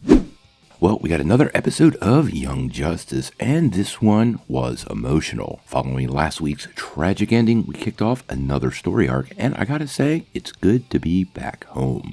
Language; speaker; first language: English; native; English